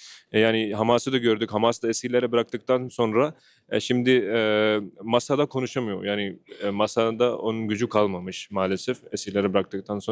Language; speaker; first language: Turkish; non-native, fluent; Urdu